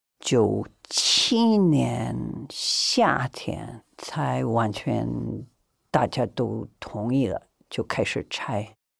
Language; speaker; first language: Chinese; non-native, fluent; English